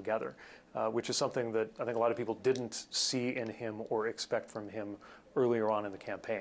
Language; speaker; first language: English; native; English